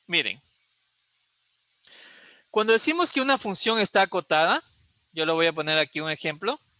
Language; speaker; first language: Spanish; native; Spanish